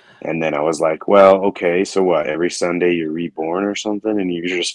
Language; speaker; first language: English; native; English